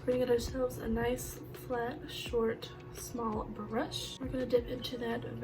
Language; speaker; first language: English; native; English